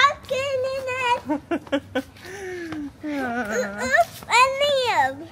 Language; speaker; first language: Swedish; early bilingual, other home language; Mongolian